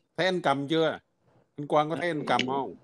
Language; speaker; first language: Vietnamese; native; Vietnamese